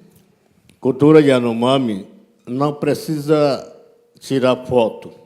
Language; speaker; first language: Portuguese; non-native, local second language; Yanomámi